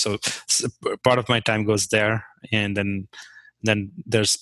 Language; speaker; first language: English; non-native, local second language; Kashmiri